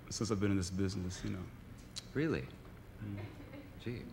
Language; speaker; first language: English; native; English